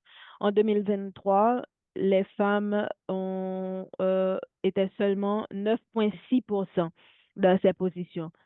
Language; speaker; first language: French; non-native, local second language; Haitian Creole